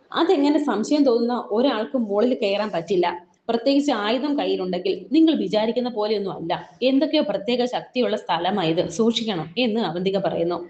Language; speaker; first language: Malayalam; native; Malayalam